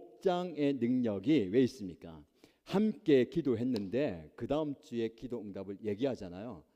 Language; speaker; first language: Korean; native; Korean